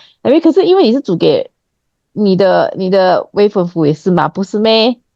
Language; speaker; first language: Chinese; native; Chinese